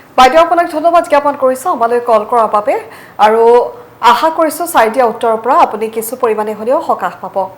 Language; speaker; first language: Assamese; native; Assamese